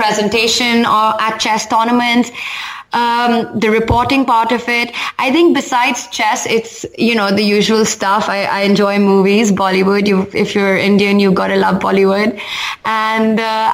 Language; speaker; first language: English; non-native, local second language; Hindi